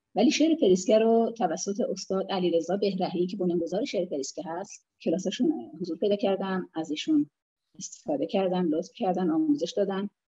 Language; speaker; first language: Persian; non-native, local second language; Azerbaijani